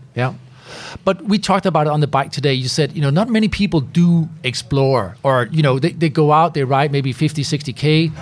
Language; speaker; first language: English; non-native, fluent; Danish